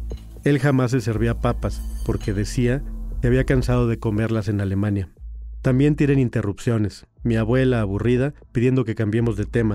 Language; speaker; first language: Spanish; native; Spanish